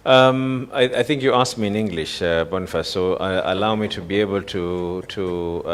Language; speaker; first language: English; non-native, local second language; Swahili